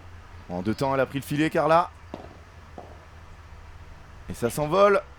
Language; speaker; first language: French; native; French